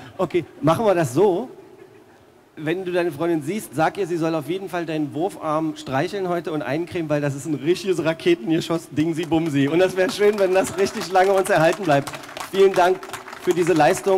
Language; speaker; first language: German; native; German